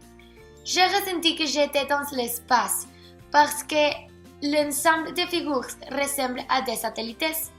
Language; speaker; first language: French; non-native, learner; Spanish